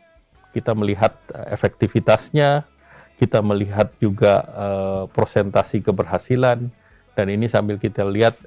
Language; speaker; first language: Indonesian; native; Indonesian